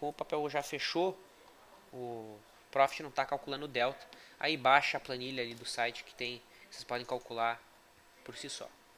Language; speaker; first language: Portuguese; native; Portuguese